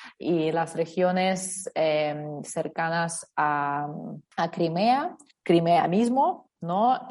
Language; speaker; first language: Spanish; non-native, fluent; Russian